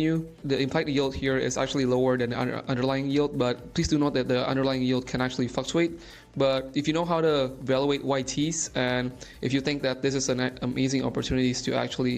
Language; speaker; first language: English; non-native, fluent; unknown